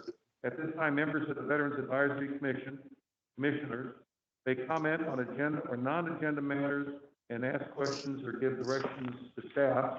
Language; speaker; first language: English; native; English